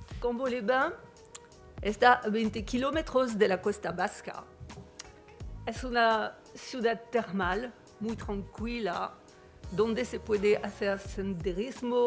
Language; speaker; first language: Spanish; non-native, fluent; French